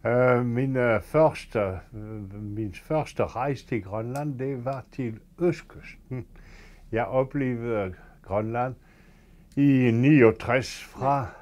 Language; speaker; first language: Danish; non-native, fluent; French